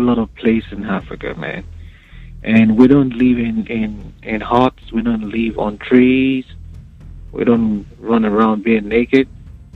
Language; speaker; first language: English; non-native, local second language; Yoruba